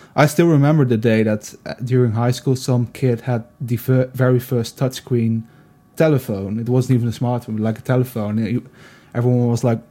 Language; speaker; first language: English; non-native, fluent; Dutch